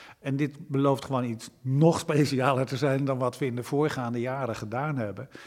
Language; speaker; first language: Dutch; native; Dutch